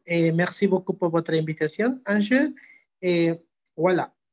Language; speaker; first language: French; non-native, learner; Spanish